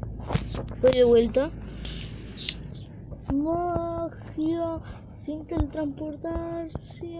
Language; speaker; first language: Spanish; native; Spanish